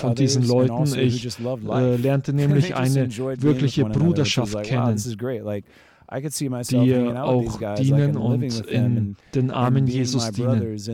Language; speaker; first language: German; non-native, fluent; English